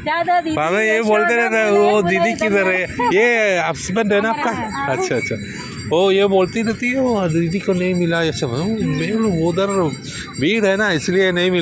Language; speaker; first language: Hindi; non-native, local second language; Malayalam